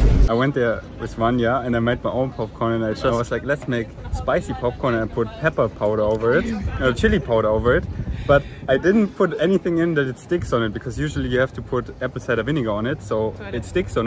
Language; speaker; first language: English; non-native, fluent; German